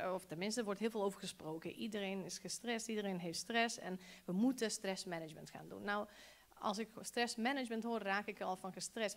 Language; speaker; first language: Dutch; early bilingual, other home language; Bosnian